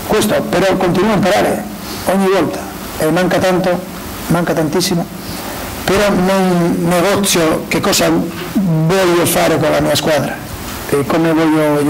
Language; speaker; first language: Italian; non-native, learner; Spanish